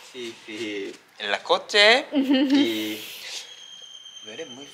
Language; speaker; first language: Spanish; non-native, learner; Japanese